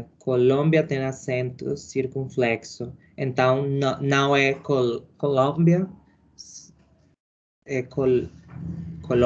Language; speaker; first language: Portuguese; non-native, learner; Spanish